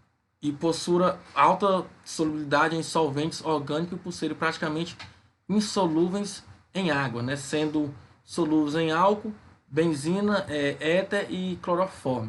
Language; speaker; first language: Portuguese; native; Portuguese